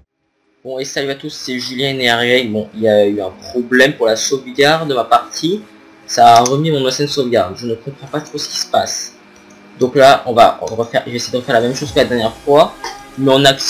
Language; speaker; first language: French; native; French